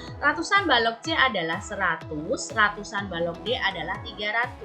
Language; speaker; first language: Indonesian; native; Indonesian